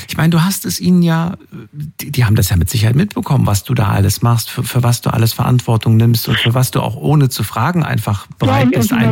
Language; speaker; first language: German; native; German